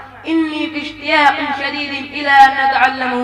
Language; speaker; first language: Arabic; non-native, learner; Urdu